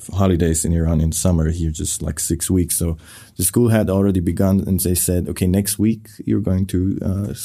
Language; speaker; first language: English; non-native, fluent; Persian